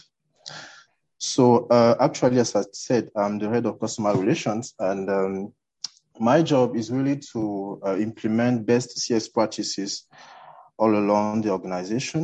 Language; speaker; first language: English; non-native, local second language; French